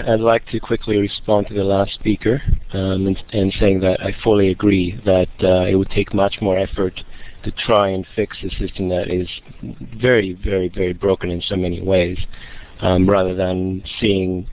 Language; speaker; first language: English; non-native, fluent; Greek